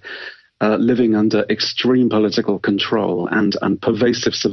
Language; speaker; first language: English; native; English